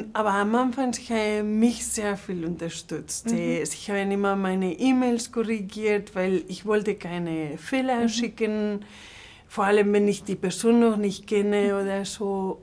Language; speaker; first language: German; non-native, fluent; Spanish